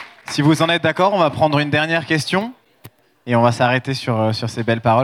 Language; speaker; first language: French; native; French